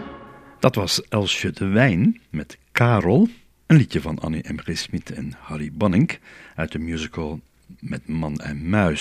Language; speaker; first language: Dutch; native; Dutch